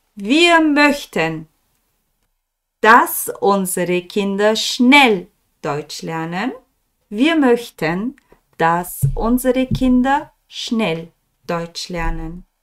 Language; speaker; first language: German; non-native, fluent; Turkish